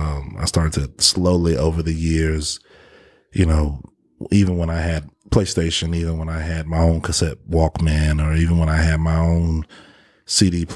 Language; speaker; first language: English; native; English